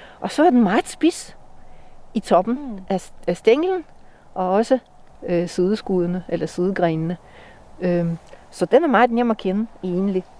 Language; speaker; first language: Danish; non-native, fluent; Russian